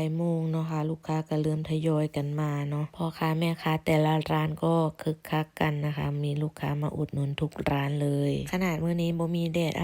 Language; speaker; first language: Thai; non-native, local second language; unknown